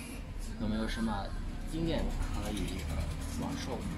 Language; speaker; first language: Chinese; non-native, learner; Bosnian